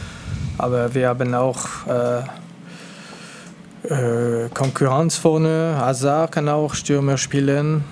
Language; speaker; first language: German; non-native, local second language; French